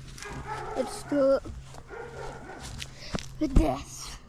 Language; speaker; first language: English; native; English